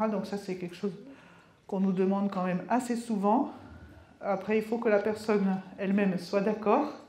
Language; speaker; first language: French; native; French